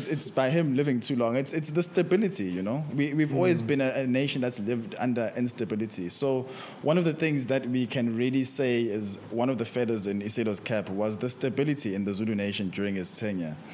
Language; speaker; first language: English; non-native, local second language; Zulu